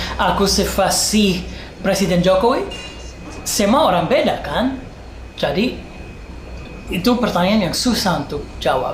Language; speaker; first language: Indonesian; non-native, fluent; English